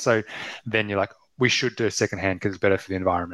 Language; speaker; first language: English; native; English